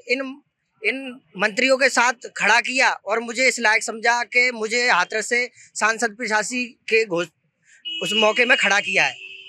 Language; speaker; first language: Hindi; native; Hindi